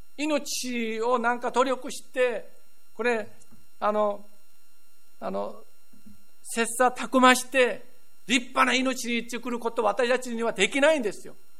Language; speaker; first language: Japanese; non-native, fluent; Korean